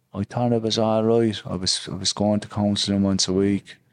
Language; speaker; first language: English; native; English